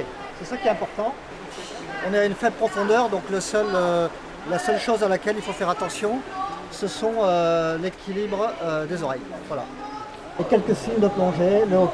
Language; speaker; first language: French; native; French